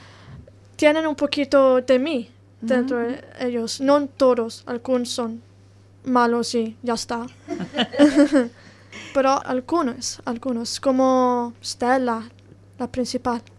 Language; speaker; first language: Spanish; non-native, learner; Italian